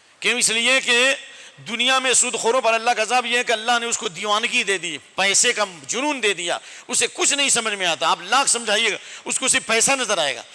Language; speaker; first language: Urdu; native; Urdu